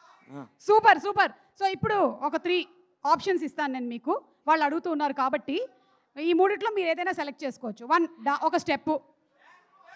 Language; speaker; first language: Telugu; native; Telugu